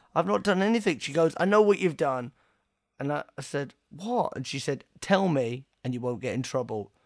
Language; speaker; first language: English; native; English